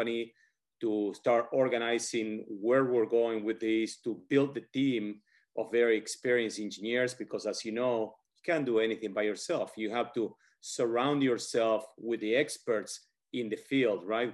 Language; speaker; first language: English; non-native, fluent; Spanish